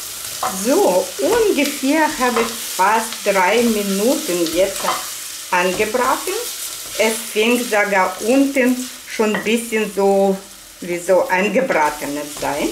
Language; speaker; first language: German; non-native, fluent; Russian